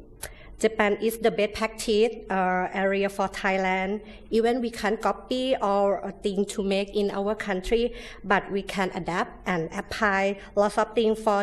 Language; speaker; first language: English; non-native, learner; Thai